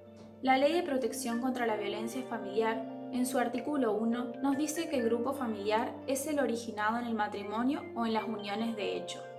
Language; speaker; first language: Spanish; native; Spanish